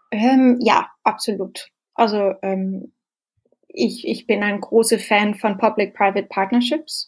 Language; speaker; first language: German; non-native, fluent; Danish